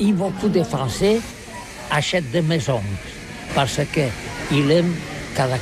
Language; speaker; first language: French; non-native, learner; Catalan